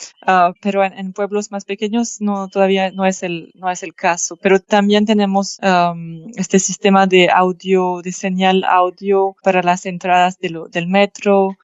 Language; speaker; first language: Spanish; non-native, fluent; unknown